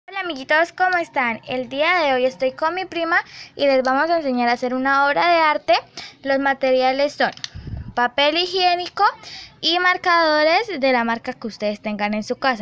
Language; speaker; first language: Spanish; native; Spanish